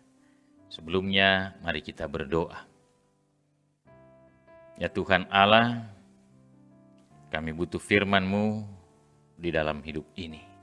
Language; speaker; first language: Indonesian; native; Indonesian